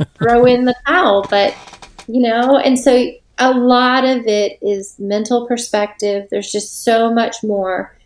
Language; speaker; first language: English; native; English